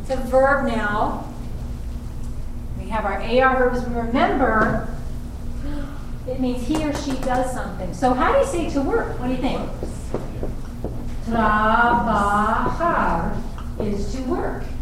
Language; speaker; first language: English; native; English